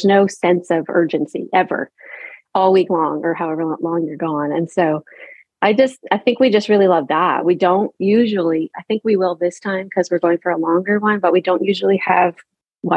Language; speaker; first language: English; native; English